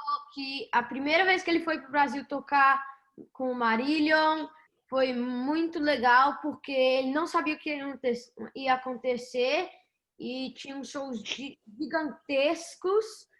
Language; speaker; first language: Portuguese; early bilingual, heritage; Portuguese